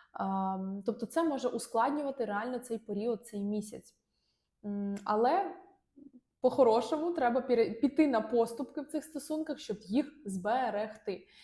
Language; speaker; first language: Ukrainian; non-native, local second language; Russian